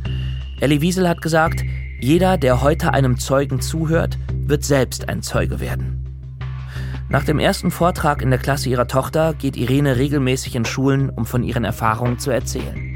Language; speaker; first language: German; native; German